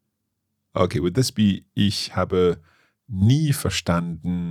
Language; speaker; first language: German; non-native, learner; English